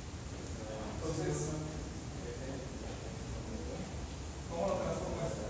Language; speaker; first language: Spanish; native; Spanish